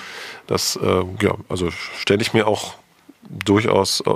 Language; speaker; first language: German; native; German